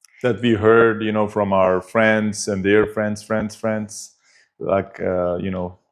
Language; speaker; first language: English; non-native, fluent; Turkish